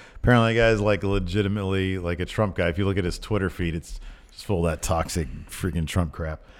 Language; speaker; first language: English; native; English